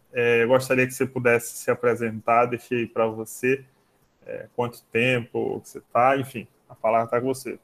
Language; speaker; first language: Portuguese; native; Portuguese